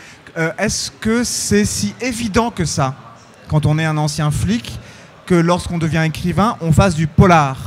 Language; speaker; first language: French; native; French